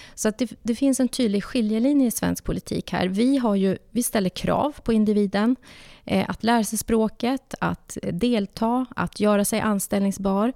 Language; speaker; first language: Swedish; native; Swedish